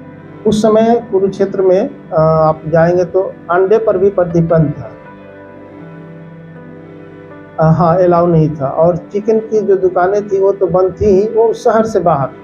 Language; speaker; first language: Hindi; native; Hindi